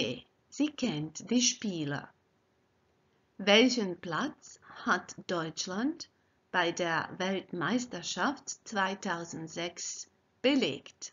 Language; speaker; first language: German; non-native, fluent; Croatian